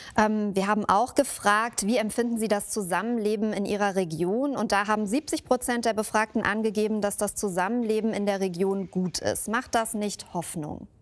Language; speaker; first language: German; native; German